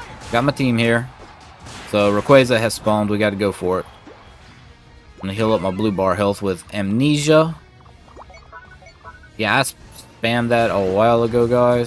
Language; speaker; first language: English; native; English